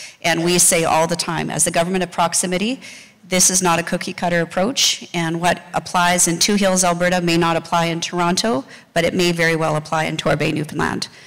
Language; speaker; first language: English; native; English